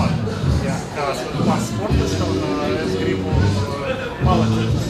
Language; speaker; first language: Latvian; non-native, local second language; Russian